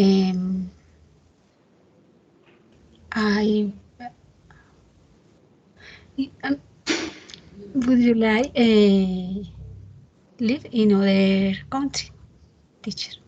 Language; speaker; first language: English; non-native, learner; Spanish